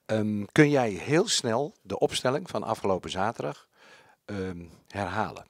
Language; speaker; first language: Dutch; native; Dutch